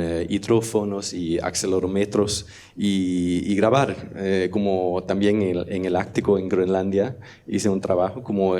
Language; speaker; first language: Spanish; non-native, learner; Danish